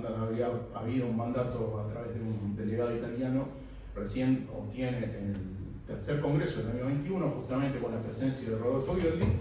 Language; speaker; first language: Spanish; native; Spanish